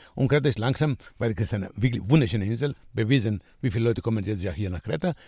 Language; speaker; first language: German; non-native, fluent; Greek